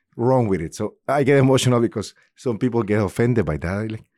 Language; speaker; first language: English; non-native, fluent; Spanish